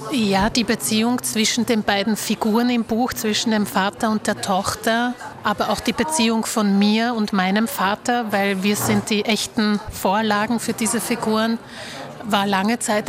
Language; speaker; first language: German; early bilingual, other home language; Slovak